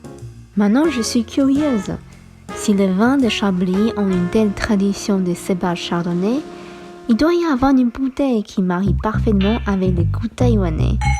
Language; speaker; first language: French; non-native, fluent; Chinese